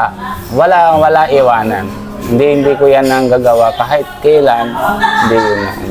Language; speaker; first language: Filipino; non-native, learner; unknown